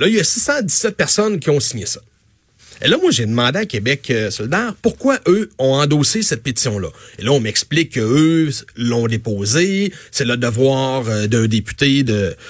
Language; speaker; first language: French; native; French